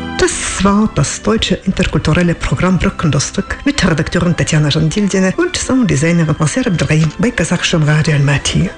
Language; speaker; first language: German; non-native, fluent; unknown